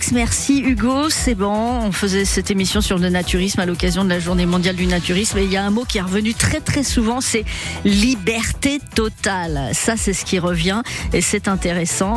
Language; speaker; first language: French; native; French